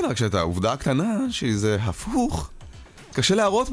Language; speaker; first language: Hebrew; native; Hebrew